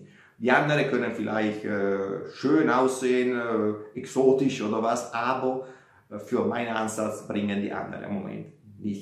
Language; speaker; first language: German; non-native, fluent; Italian